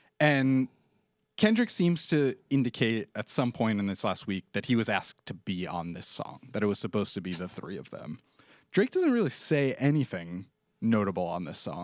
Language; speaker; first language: English; native; English